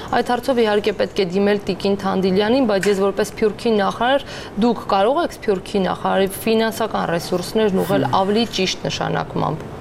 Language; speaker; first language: Armenian; native; Armenian